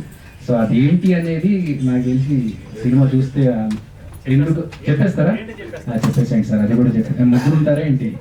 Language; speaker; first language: Telugu; native; Telugu